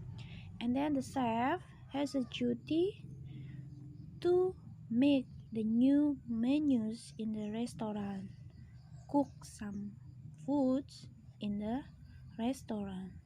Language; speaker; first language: English; non-native, fluent; Indonesian